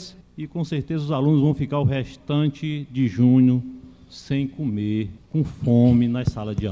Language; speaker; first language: Portuguese; native; Portuguese